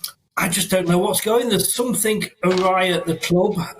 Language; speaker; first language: English; native; English